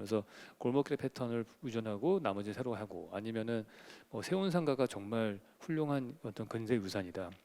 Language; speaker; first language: Korean; native; Korean